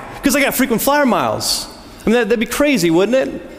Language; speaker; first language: English; native; English